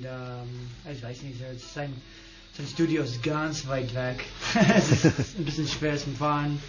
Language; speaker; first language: German; non-native, learner; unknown